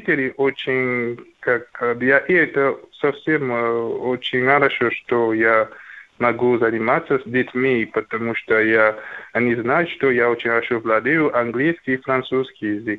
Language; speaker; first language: Russian; non-native, learner; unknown